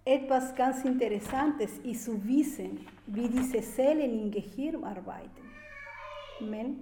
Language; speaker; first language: German; non-native, fluent; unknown